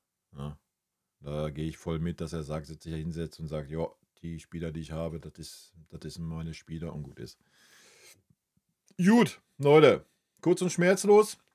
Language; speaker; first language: German; native; German